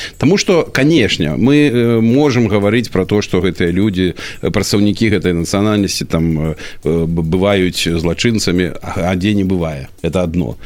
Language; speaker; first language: Belarusian; non-native, local second language; Russian